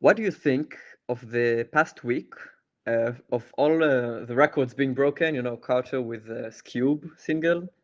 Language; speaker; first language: English; non-native, fluent; Hebrew